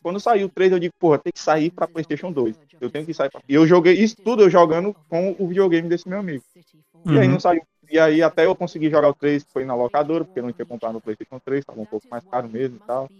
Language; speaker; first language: Portuguese; native; Portuguese